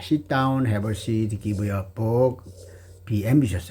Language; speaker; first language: English; non-native, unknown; Korean